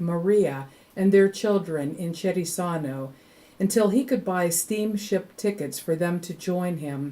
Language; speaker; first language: English; native; English